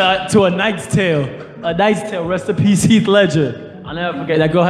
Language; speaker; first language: English; early bilingual, other home language; Spanish